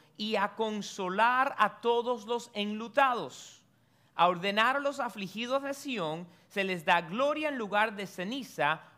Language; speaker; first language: Spanish; early bilingual, heritage; Spanish